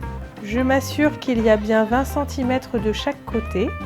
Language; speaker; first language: French; native; French